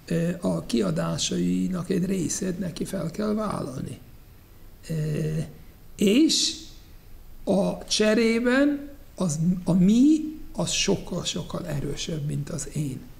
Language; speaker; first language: Hungarian; non-native, fluent; English